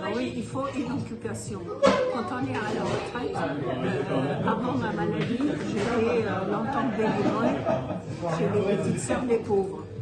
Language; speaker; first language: French; non-native, fluent; German